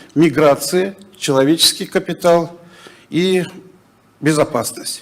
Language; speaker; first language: Russian; native; Russian